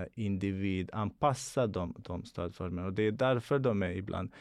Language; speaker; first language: Swedish; non-native, fluent; Bosnian